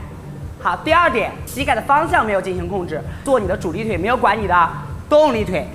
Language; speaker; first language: Chinese; native; Chinese